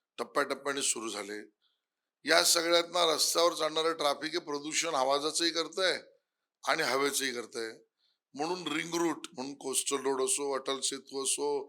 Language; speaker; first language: Marathi; native; Marathi